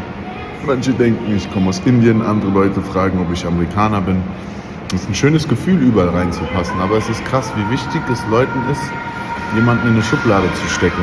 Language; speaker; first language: German; native; German